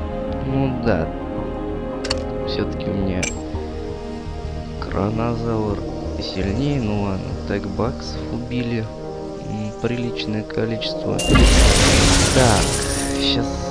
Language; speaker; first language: Russian; native; Russian